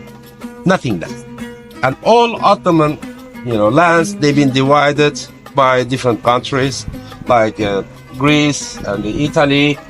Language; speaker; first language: English; non-native, fluent; Turkish